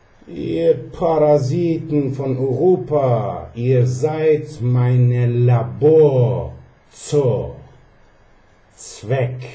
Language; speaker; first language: German; non-native, fluent; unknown